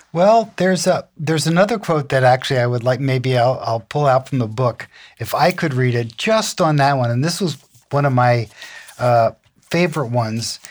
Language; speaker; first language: English; native; English